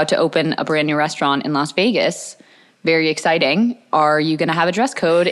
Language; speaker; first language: English; native; English